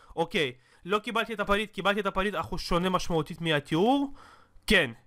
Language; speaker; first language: Hebrew; native; Hebrew